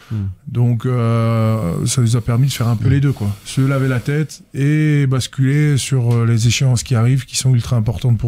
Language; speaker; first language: French; native; French